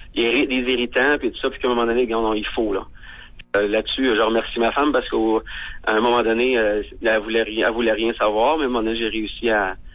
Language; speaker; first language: French; native; French